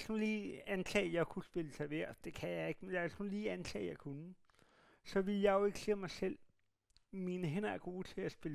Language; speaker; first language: Danish; native; Danish